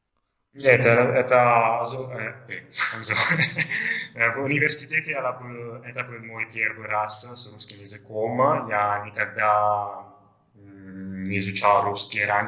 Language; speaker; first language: Russian; non-native, fluent; Italian